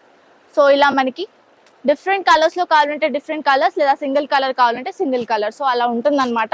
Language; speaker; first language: Telugu; native; Telugu